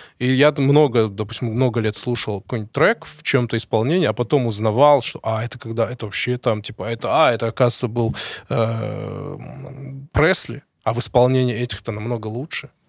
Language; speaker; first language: Russian; native; Russian